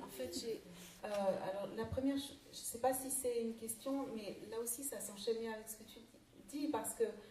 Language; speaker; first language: French; native; French